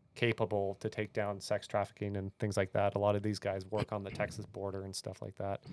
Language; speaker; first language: English; native; English